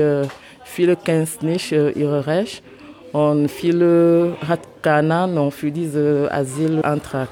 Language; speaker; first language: German; non-native, learner; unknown